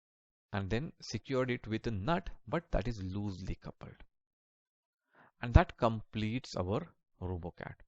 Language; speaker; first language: English; non-native, local second language; Marathi